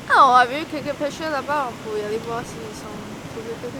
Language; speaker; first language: French; non-native, learner; Chinese